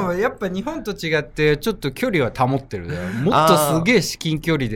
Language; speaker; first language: Japanese; native; Japanese